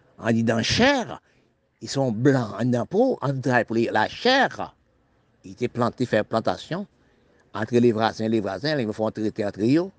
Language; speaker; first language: French; non-native, local second language; Haitian Creole